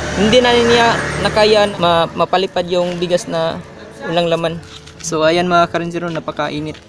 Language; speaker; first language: Filipino; non-native, local second language; Cebuano